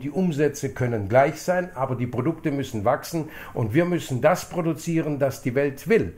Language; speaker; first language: German; native; German